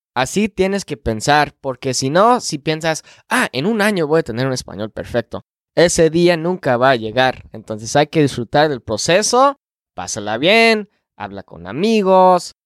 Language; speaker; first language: Spanish; non-native, fluent; English